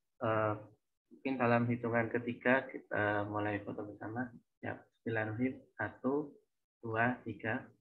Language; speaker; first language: Indonesian; native; Indonesian